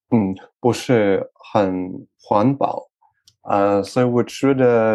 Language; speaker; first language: Chinese; non-native, learner; French